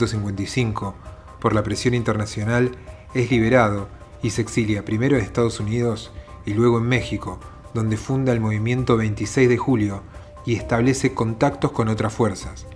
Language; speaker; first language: Spanish; native; Spanish